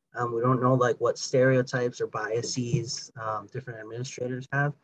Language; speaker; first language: English; early bilingual, other home language; Spanish